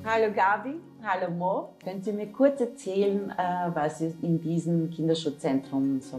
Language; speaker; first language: German; native; German